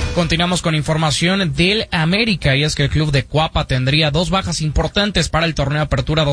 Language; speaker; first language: Spanish; native; Spanish